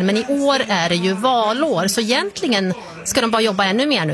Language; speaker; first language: Swedish; native; Swedish